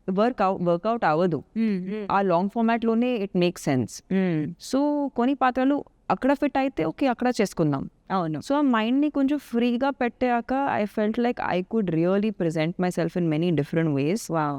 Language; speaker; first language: Telugu; non-native, local second language; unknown